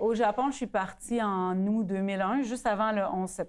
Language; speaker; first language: French; native; French